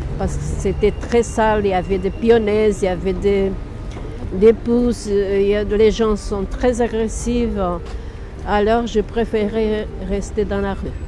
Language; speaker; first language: French; non-native, learner; Portuguese